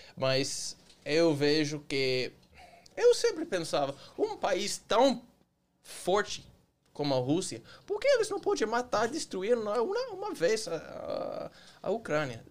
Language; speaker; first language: Portuguese; non-native, fluent; English